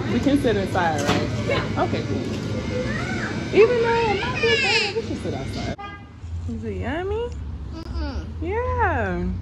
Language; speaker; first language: English; native; English